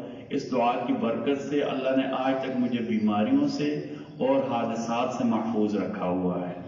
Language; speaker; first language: Urdu; native; Urdu